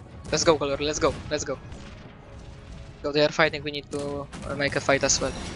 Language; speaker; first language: English; non-native, fluent; Polish